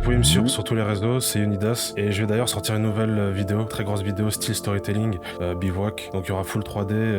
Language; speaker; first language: French; native; French